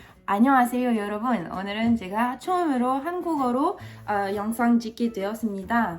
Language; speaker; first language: Korean; non-native, fluent; French